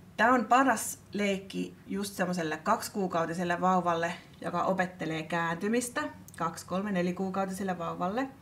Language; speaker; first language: Finnish; native; Finnish